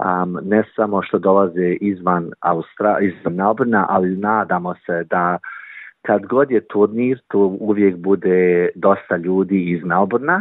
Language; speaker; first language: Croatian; early bilingual, heritage; Croatian